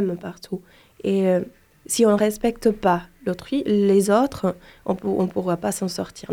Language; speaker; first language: French; non-native, fluent; Spanish